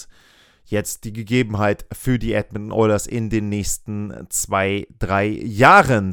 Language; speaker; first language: German; native; German